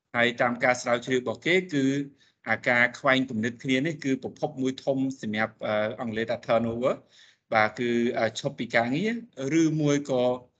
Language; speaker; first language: Khmer; native; Khmer